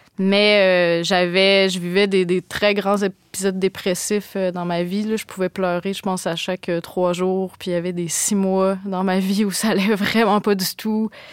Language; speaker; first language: French; native; French